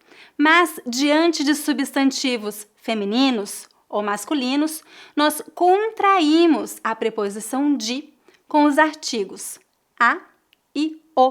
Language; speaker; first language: Portuguese; native; Portuguese